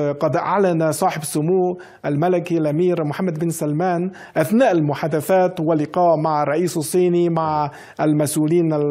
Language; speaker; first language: Arabic; non-native, fluent; Chinese